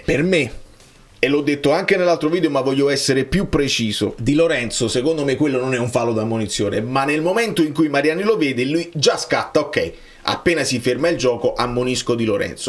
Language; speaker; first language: Italian; native; Italian